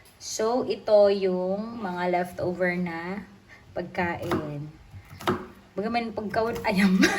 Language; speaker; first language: Filipino; non-native, local second language; Waray